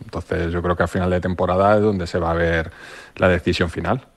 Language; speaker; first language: Spanish; native; Spanish